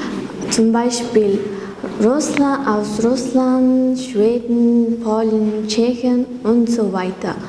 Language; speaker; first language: German; non-native, learner; Mongolian